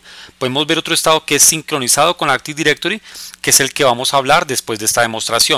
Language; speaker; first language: Spanish; native; Spanish